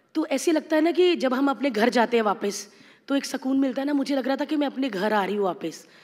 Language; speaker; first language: Hindi; native; Hindi